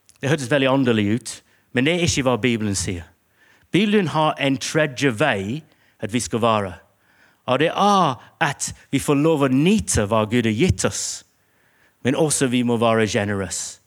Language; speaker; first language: Norwegian; non-native, fluent; English